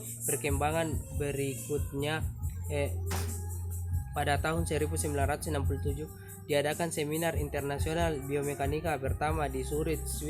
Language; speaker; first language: Indonesian; native; Indonesian